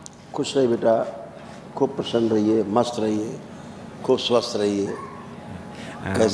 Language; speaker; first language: Hindi; native; Hindi